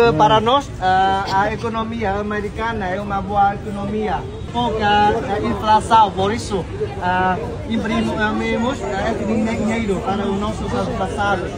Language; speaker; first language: Portuguese; non-native, learner; Vietnamese